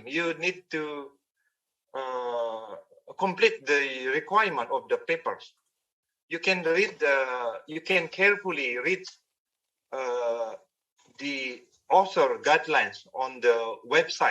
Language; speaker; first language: English; non-native, fluent; Indonesian